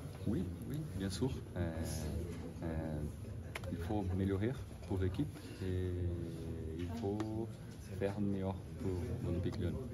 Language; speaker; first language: French; non-native, learner; Portuguese